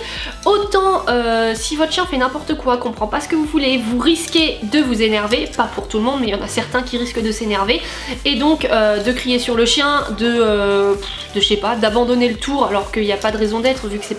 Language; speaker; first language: French; native; French